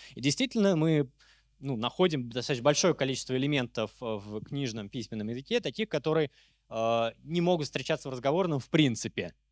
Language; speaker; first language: Russian; native; Russian